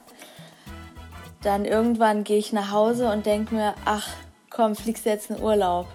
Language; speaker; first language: German; native; German